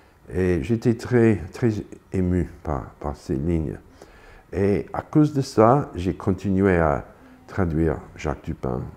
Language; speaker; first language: French; non-native, fluent; English